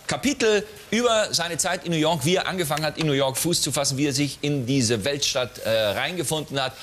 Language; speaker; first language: German; native; German